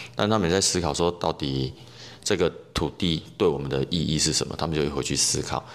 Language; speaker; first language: Chinese; native; Chinese